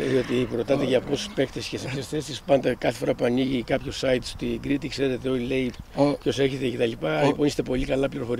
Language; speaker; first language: Greek; native; Greek